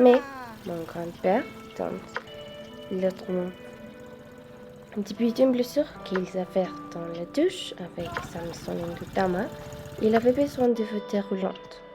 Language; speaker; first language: French; non-native, learner; Spanish